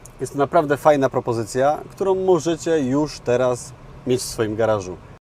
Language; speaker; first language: Polish; native; Polish